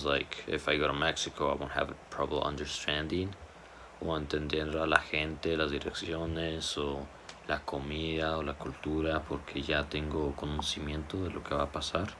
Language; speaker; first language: Spanish; early bilingual, heritage; Spanish